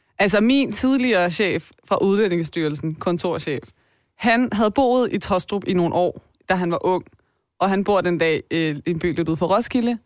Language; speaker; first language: Danish; early bilingual, other home language; Persian